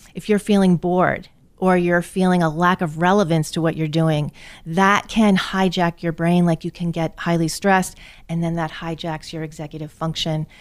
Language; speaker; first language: English; native; English